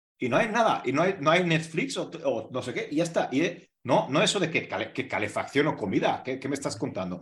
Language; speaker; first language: Spanish; non-native, fluent; Hungarian